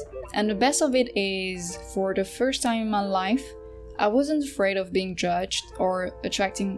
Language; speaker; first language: English; non-native, fluent; French